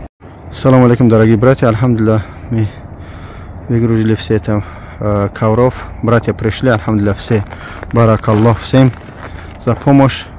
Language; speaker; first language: Russian; non-native, local second language; Tajik